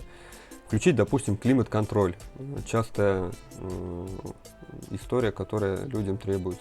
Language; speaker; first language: Russian; native; Russian